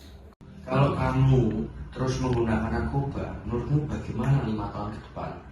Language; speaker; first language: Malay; non-native, fluent; Indonesian